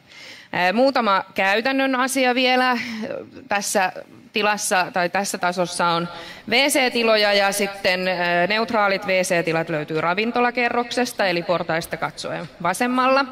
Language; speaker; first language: Finnish; native; Finnish